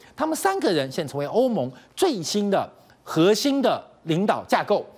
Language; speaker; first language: Chinese; native; Chinese